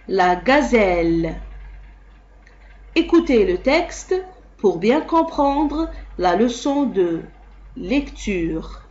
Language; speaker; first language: French; non-native, local second language; Arabic